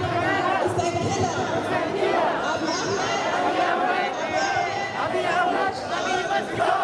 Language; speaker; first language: German; non-native, learner; Oromo